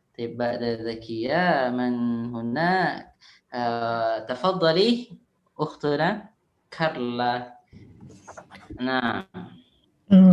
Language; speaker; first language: Arabic; non-native, fluent; Indonesian